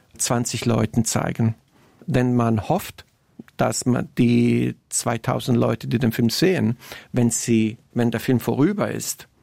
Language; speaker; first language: German; non-native, fluent; Italian